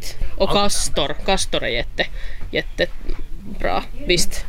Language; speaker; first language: Swedish; non-native, local second language; Finnish